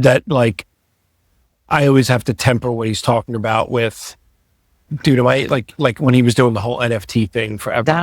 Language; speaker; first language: English; native; English